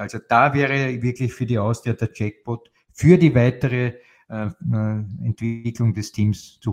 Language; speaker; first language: German; native; German